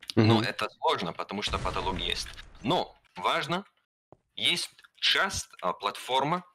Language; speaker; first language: Russian; non-native, learner; German